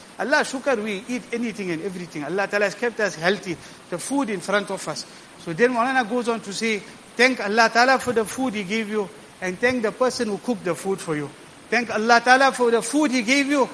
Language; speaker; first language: English; native; English